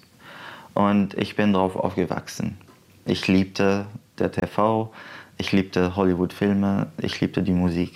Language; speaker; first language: German; non-native, fluent; Arabic